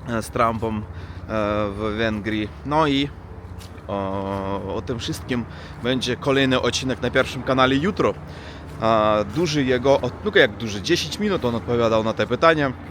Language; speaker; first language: Polish; non-native, learner; Russian